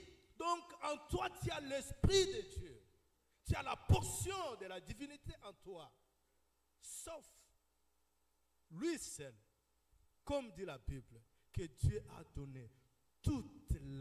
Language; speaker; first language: French; non-native, local second language; Lingala